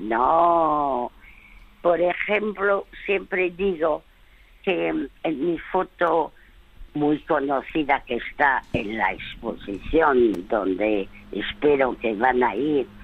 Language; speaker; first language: Spanish; early bilingual, other home language; French